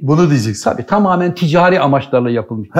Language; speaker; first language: Turkish; native; Turkish